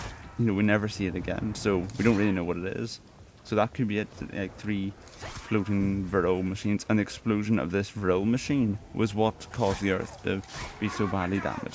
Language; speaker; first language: English; native; English